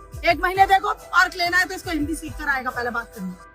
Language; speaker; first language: Hindi; native; Hindi